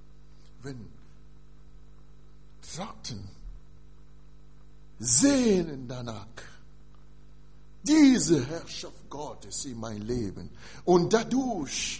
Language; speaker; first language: German; non-native, fluent; French